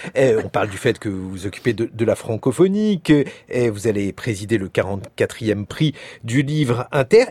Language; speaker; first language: French; native; French